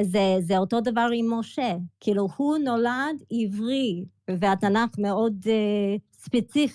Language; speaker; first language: Hebrew; early bilingual, other home language; English